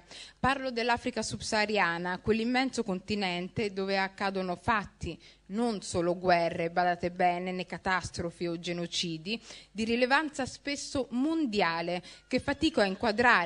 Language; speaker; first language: Italian; early bilingual, other home language; Somali